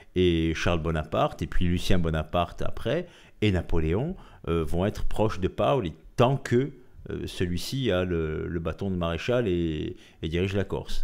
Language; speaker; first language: French; native; French